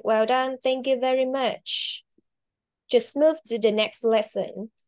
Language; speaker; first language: English; non-native, learner; Vietnamese